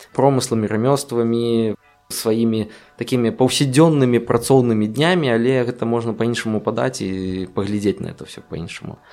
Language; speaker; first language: Belarusian; non-native, local second language; Russian